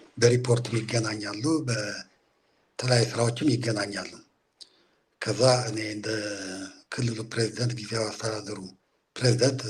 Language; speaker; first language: Amharic; non-native, local second language; Tigrinya